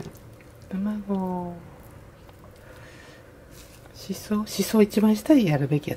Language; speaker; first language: Japanese; native; Japanese